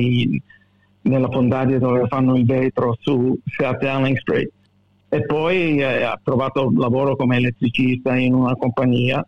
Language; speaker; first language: Italian; early bilingual, heritage; Italian